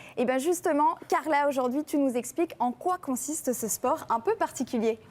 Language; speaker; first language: French; native; French